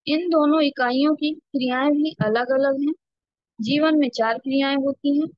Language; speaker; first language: Hindi; native; Hindi